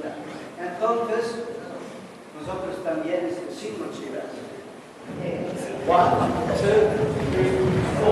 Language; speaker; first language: Spanish; non-native, learner; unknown